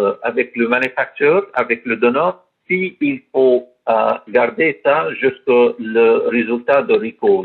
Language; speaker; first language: French; non-native, learner; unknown